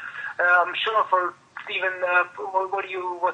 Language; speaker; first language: English; non-native, fluent; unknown